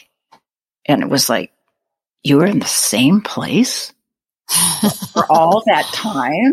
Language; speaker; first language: English; native; English